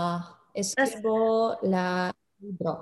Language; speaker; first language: Spanish; non-native, learner; English